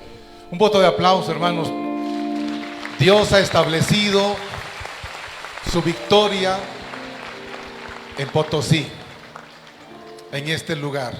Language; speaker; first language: Spanish; native; Spanish